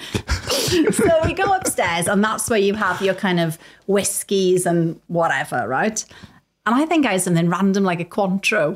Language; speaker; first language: English; native; English